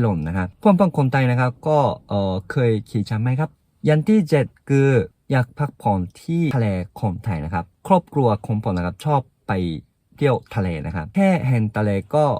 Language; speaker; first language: Thai; non-native, fluent; Japanese